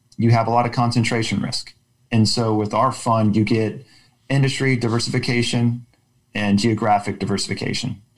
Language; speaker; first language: English; native; English